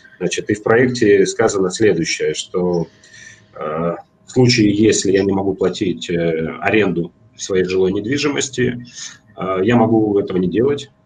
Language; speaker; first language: Russian; native; Russian